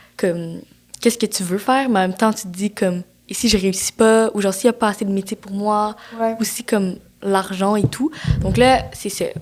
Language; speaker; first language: French; native; French